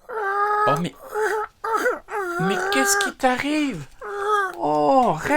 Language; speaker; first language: French; native; French